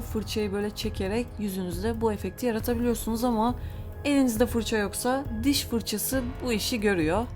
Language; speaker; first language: Turkish; native; Turkish